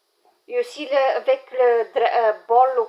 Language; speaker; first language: French; non-native, learner; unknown